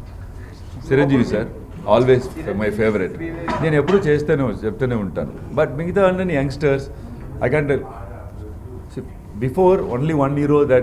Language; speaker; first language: Telugu; non-native, fluent; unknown